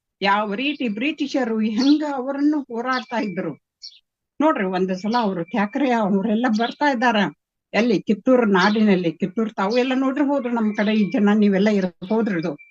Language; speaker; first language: Kannada; native; Kannada